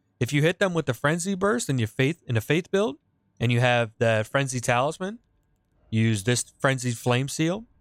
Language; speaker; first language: English; native; English